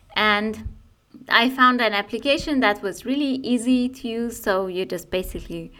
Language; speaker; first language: English; non-native, fluent; Persian